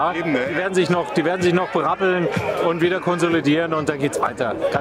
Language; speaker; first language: German; native; German